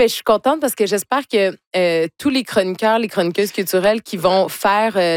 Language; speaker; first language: French; native; French